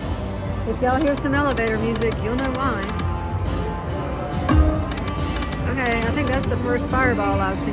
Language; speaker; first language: English; native; English